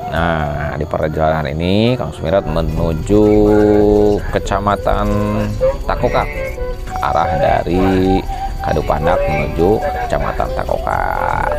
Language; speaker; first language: Indonesian; non-native, local second language; Sundanese